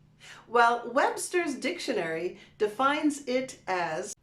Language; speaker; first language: English; native; English